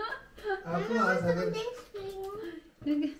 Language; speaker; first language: German; early bilingual, other home language; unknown